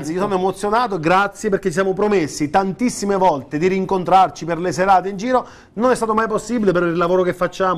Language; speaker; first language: Italian; native; Italian